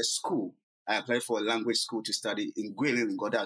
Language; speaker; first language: English; non-native, local second language; Akan